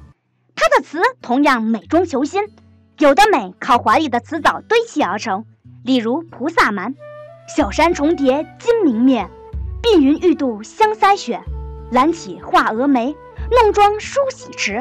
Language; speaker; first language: Chinese; native; Chinese